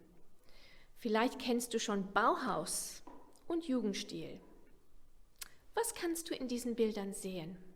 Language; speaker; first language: German; non-native, fluent; English